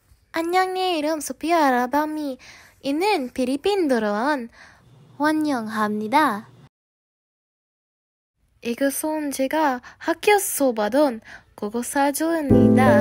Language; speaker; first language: Korean; non-native, learner; Filipino